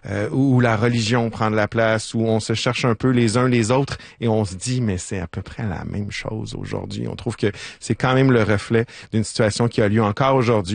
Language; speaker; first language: French; native; French